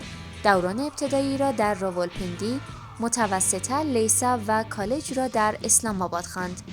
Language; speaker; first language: Persian; native; Persian